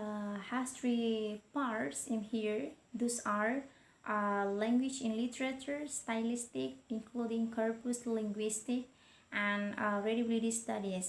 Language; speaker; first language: English; non-native, learner; Indonesian